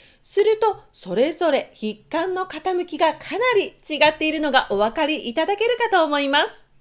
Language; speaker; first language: Japanese; native; Japanese